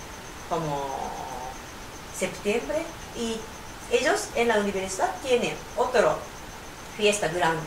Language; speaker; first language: Spanish; non-native, learner; Japanese